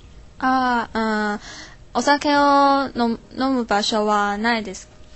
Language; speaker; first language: Japanese; non-native, learner; Chinese